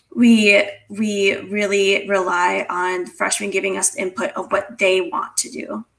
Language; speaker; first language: English; native; English